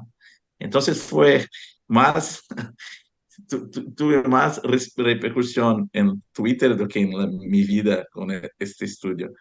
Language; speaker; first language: Spanish; non-native, fluent; Portuguese